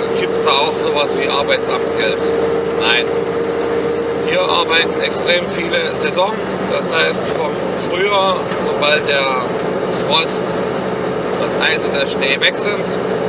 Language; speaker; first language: German; native; German